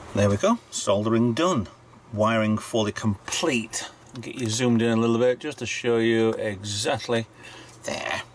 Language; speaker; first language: English; native; English